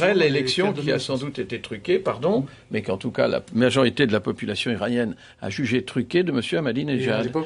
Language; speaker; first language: French; native; French